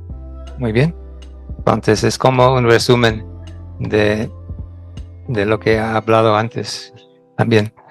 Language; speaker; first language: Spanish; non-native, fluent; English